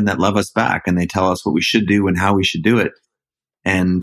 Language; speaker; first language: English; native; English